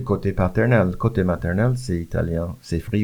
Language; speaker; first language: French; non-native, fluent; English